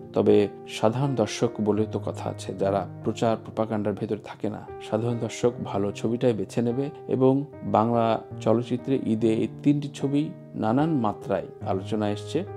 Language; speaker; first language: Bangla; native; Bangla